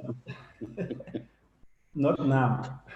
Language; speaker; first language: English; non-native, learner; French